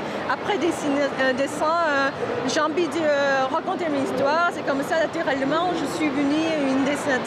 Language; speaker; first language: French; non-native, fluent; Korean